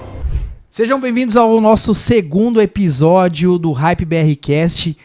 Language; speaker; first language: Portuguese; native; Portuguese